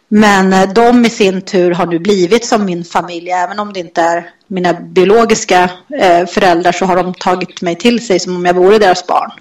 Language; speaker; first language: Swedish; native; Swedish